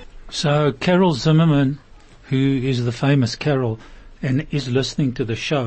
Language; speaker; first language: English; native; English